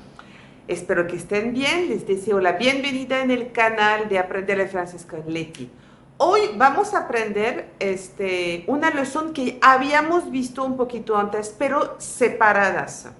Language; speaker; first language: Spanish; non-native, fluent; French